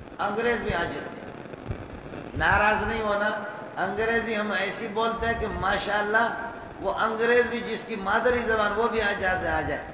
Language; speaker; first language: Urdu; non-native, local second language; Brahui